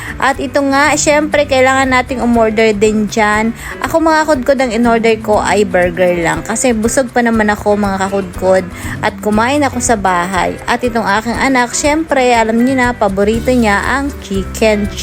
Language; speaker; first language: Filipino; native; Filipino